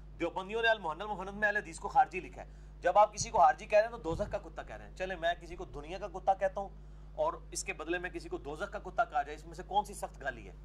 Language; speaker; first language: Urdu; non-native, local second language; Punjabi